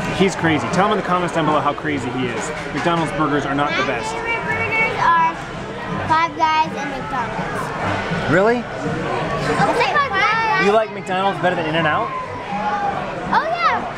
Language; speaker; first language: English; native; English